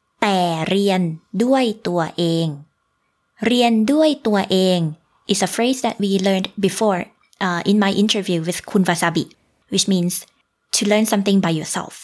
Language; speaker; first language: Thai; native; Thai